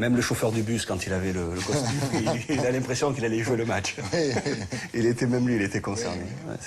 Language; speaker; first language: French; native; French